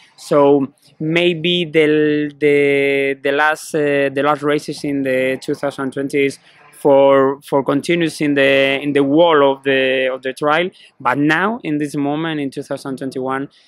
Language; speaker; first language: English; non-native, fluent; Spanish